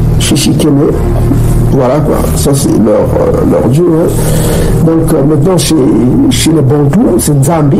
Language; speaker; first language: French; non-native, local second language; Kongo